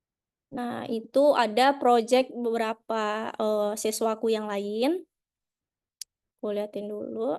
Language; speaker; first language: Indonesian; native; Indonesian